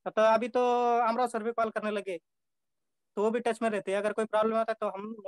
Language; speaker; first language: Hindi; non-native, local second language; Marathi